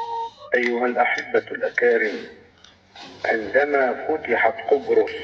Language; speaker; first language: Arabic; native; Arabic